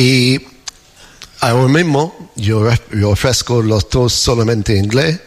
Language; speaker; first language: Spanish; non-native, fluent; English